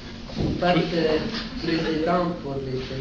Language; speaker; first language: French; non-native, learner; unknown